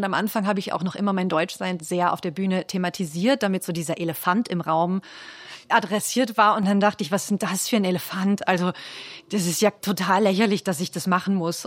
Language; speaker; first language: German; native; German